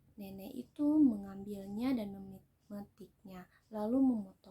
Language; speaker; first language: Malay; non-native, local second language; Sundanese